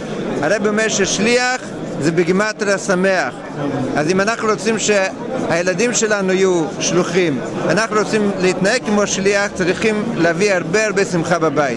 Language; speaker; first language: Hebrew; non-native, fluent; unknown